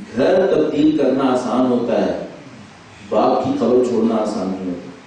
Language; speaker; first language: Urdu; native; Urdu